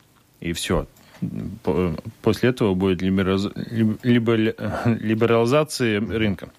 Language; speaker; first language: Russian; non-native, local second language; Latvian